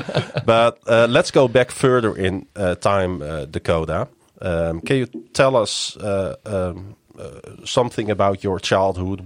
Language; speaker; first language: English; non-native, fluent; Dutch